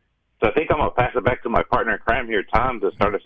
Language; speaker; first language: English; native; English